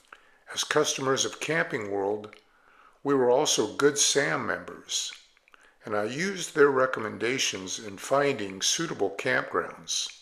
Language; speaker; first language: English; native; English